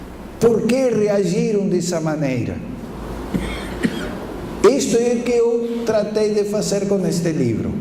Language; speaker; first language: Portuguese; non-native, fluent; Spanish